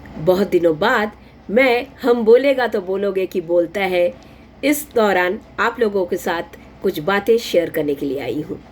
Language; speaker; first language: Hindi; non-native, local second language; Bangla